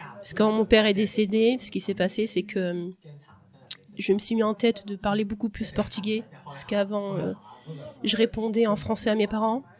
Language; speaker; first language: French; early bilingual, other home language; Portuguese